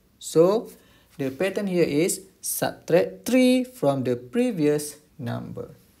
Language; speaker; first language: English; non-native, local second language; Malay